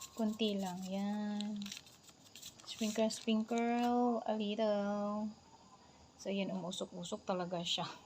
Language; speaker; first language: Filipino; non-native, local second language; Cebuano